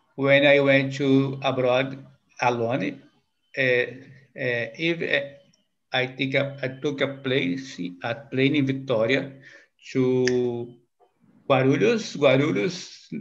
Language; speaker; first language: English; non-native, learner; Portuguese